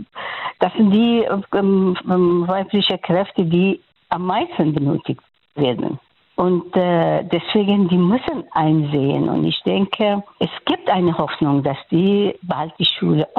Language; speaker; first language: German; non-native, fluent; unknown